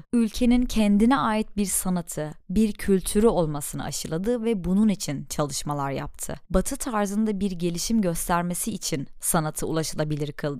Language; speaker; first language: Turkish; native; Turkish